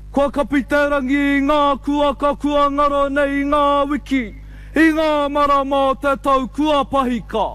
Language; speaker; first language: Māori; native; Māori